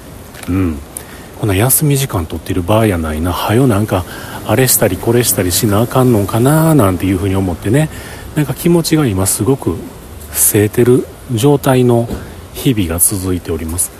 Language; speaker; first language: Japanese; native; Japanese